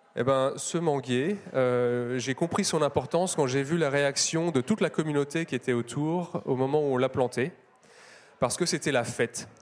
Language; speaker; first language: French; native; French